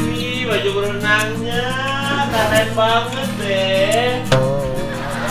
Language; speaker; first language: Indonesian; native; Indonesian